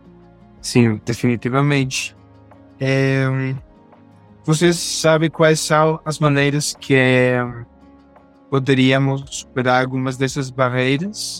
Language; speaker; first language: Portuguese; non-native, fluent; Spanish